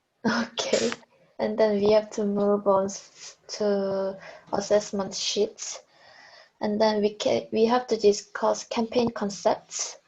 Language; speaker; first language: English; non-native, learner; Korean